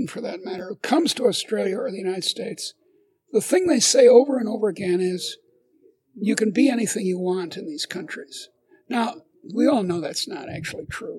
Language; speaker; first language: English; native; English